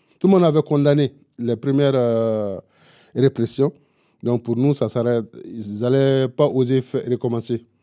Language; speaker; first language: French; non-native, local second language; Bambara